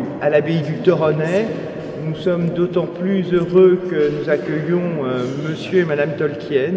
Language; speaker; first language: French; native; French